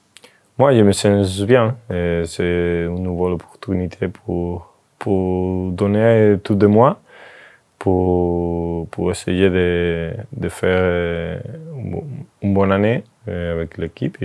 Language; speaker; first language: French; non-native, fluent; Spanish